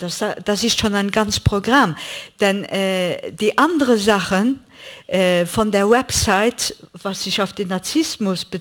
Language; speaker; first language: German; non-native, fluent; Greek